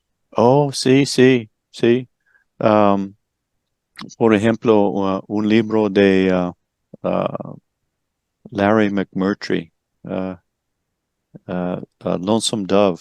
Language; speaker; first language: Spanish; non-native, learner; English